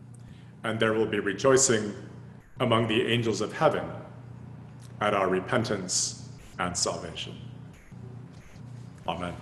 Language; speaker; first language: English; native; English